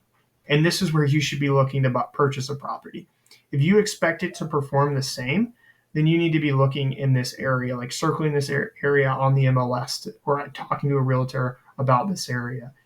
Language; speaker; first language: English; native; English